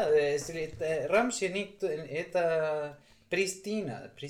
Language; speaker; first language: Russian; non-native, learner; Spanish